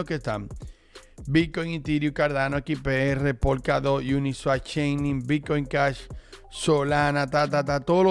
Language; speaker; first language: Spanish; native; Spanish